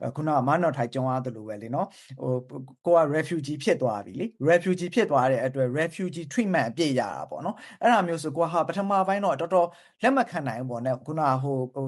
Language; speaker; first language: Burmese; native; Burmese